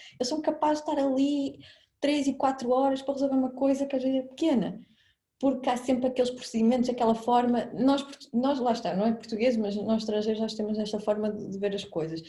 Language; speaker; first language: Portuguese; native; Portuguese